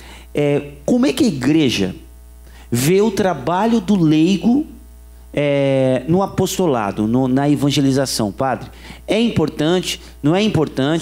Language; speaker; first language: Portuguese; native; Portuguese